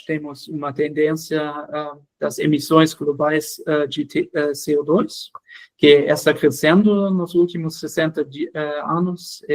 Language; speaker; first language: Portuguese; non-native, fluent; German